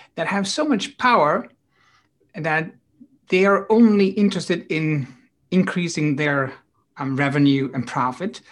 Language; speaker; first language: English; non-native, fluent; Dutch